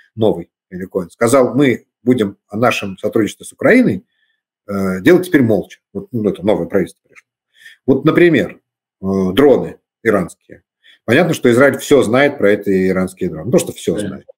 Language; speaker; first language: Russian; native; Russian